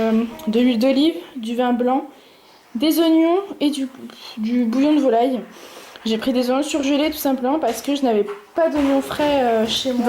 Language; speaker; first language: French; native; French